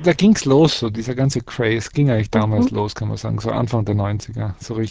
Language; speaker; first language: German; early bilingual, other home language; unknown